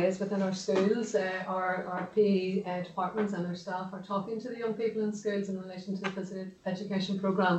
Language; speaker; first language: English; native; English